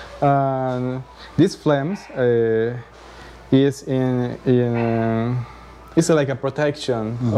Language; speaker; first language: English; non-native, learner; Spanish